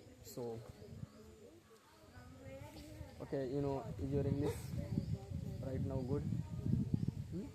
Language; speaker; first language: English; non-native, local second language; Hindi